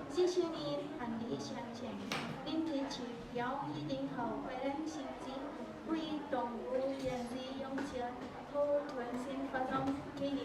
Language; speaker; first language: Chinese; non-native, learner; Indonesian